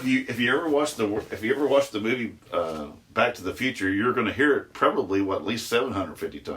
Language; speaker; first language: English; native; English